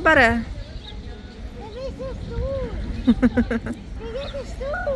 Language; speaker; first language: Swedish; early bilingual, other home language; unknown